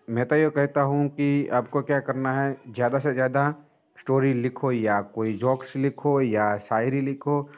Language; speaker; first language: Hindi; non-native, local second language; Gujarati